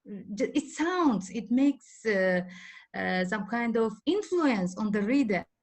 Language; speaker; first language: English; non-native, fluent; Uzbek